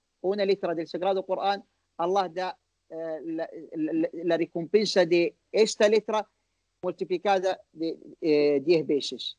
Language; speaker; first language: Spanish; non-native, learner; Arabic